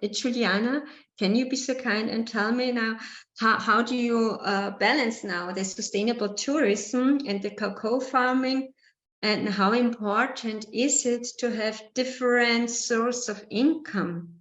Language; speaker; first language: English; non-native, learner; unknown